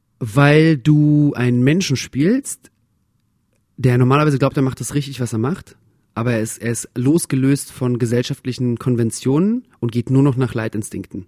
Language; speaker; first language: German; early bilingual, other home language; Russian